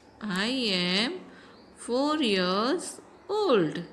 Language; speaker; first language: English; non-native, local second language; Hindi